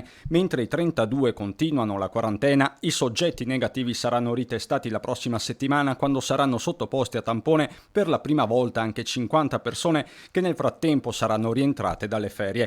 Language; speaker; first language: Italian; native; Italian